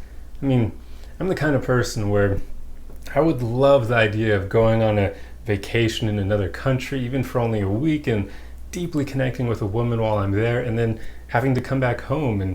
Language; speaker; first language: English; native; English